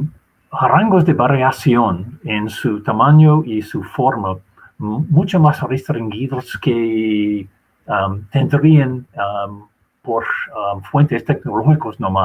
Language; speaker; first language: Spanish; non-native, fluent; English